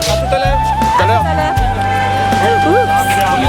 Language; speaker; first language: French; native; French